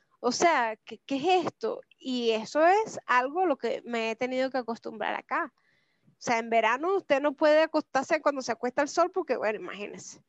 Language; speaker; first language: Spanish; native; Spanish